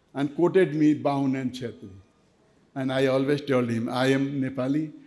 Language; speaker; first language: English; non-native, local second language; Nepali